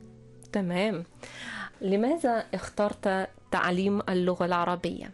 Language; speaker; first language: Arabic; non-native, fluent; Russian